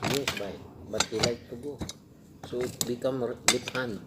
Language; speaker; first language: English; non-native, local second language; Filipino